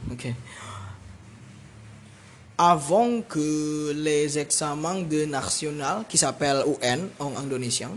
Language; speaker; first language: French; non-native, learner; Indonesian